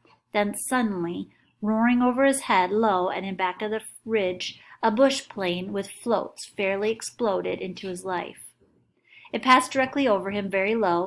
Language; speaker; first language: English; native; English